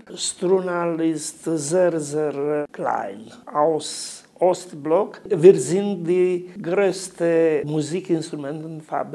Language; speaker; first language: German; non-native, learner; Romanian